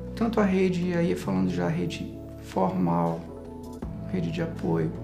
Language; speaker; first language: Portuguese; native; Portuguese